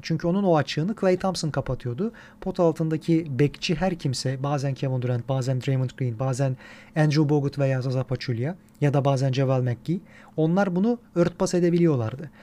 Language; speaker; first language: Turkish; native; Turkish